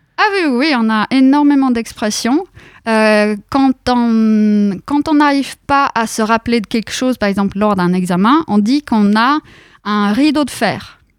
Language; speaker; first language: French; non-native, fluent; Norwegian